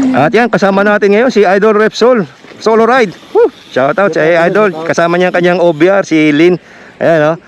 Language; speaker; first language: Filipino; native; Filipino